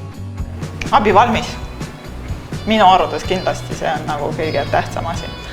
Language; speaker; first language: Estonian; non-native, local second language; Russian